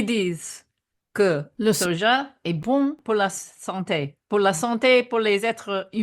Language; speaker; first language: French; non-native, fluent; English